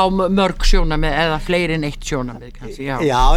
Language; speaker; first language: Icelandic; native; Icelandic